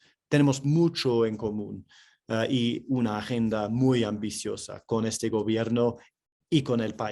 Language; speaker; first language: Spanish; non-native, fluent; English